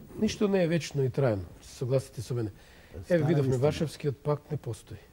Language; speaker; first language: Macedonian; native; Macedonian